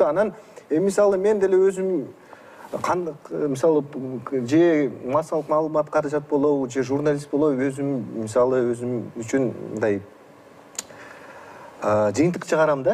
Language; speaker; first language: Kyrgyz; native; Kyrgyz